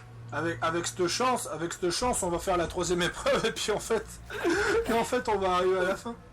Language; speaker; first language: French; native; French